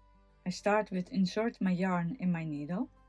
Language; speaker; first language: English; non-native, fluent; Dutch